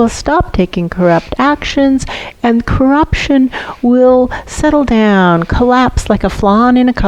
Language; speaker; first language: English; native; English